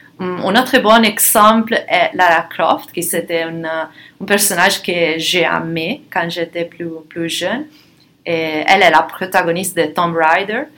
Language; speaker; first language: French; non-native, fluent; Italian